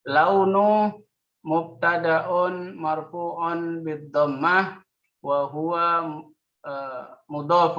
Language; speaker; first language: Arabic; non-native, learner; Indonesian